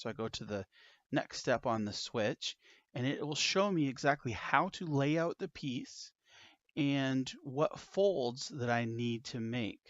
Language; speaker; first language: English; native; English